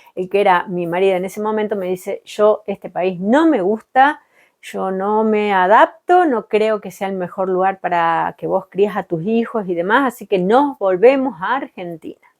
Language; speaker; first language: Spanish; native; Spanish